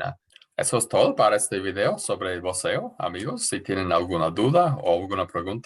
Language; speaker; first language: Spanish; non-native, fluent; English